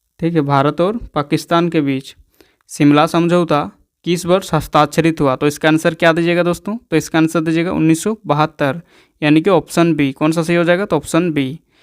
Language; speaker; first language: Hindi; native; Hindi